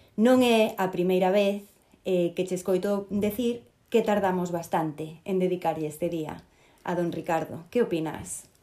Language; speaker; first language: Galician; native; Galician